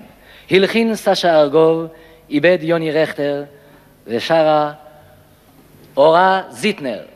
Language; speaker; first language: Hebrew; native; Hebrew